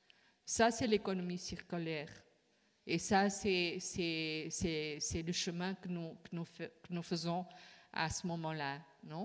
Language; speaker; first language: French; non-native, fluent; Portuguese